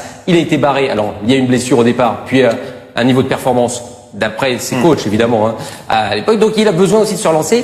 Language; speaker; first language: French; native; French